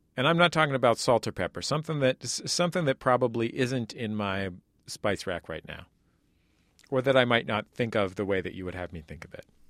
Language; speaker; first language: English; native; English